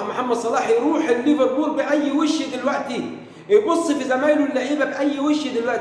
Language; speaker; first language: Arabic; native; Arabic